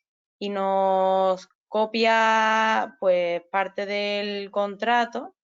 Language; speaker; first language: Spanish; native; Spanish